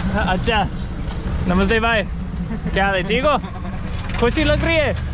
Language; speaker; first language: Hindi; non-native, learner; English